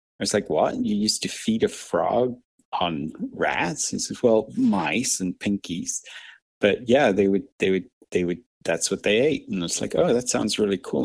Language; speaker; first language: English; native; English